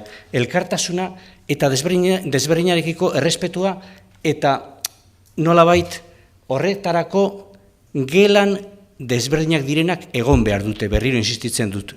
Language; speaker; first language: Basque; native; Basque